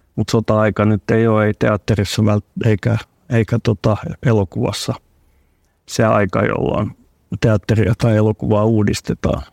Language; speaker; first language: Finnish; non-native, local second language; Swedish